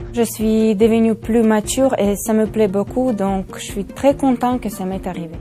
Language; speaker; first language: French; non-native, fluent; Russian